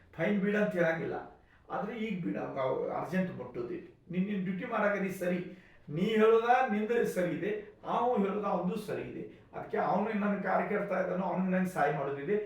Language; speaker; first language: Kannada; native; Kannada